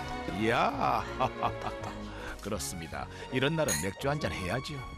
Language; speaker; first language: Korean; native; Korean